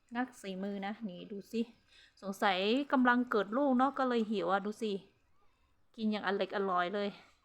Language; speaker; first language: Thai; native; Thai